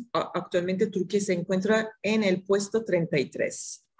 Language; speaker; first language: Spanish; non-native, fluent; Turkish